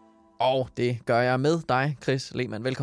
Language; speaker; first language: Danish; native; Danish